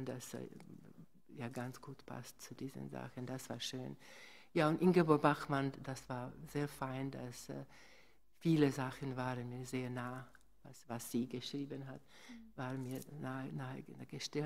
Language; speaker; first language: German; non-native, fluent; Slovak